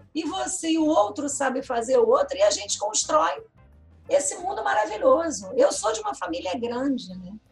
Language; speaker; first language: Portuguese; native; Portuguese